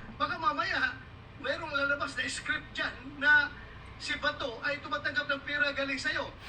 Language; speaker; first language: Filipino; native; Filipino